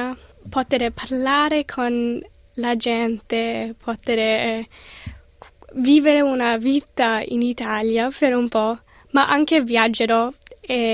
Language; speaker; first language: Italian; non-native, learner; English